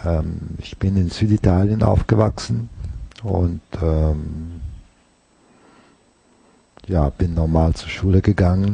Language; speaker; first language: German; non-native, fluent; Italian